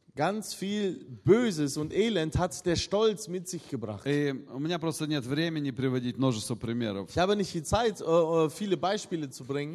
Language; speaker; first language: German; non-native, fluent; Russian